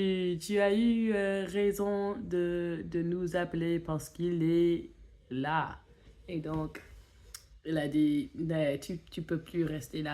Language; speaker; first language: French; non-native, fluent; English